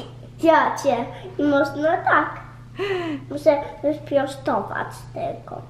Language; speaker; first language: Polish; early bilingual, heritage; Polish